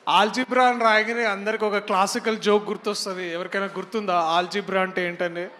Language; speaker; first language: Telugu; native; Telugu